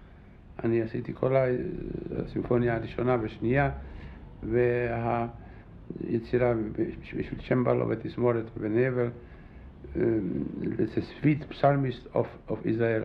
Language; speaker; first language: Hebrew; non-native, fluent; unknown